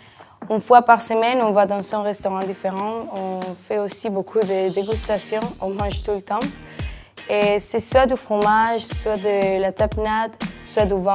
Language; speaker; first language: French; non-native, fluent; Spanish